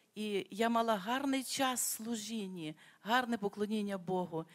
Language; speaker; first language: Ukrainian; native; Ukrainian